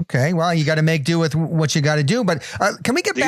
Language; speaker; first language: English; native; English